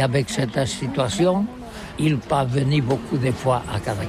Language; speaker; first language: French; non-native, learner; Catalan